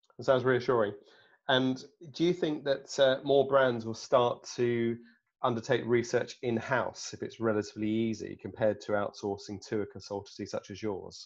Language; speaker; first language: English; native; English